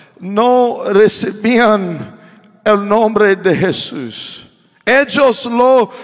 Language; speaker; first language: Spanish; non-native, learner; English